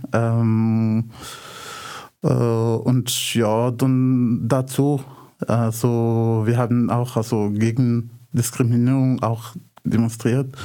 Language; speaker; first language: German; non-native, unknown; Arabic